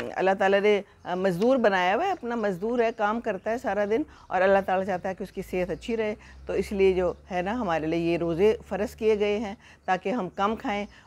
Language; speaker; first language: Urdu; native; Urdu